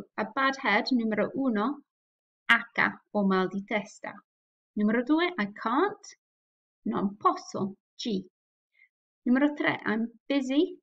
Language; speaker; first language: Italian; non-native, fluent; English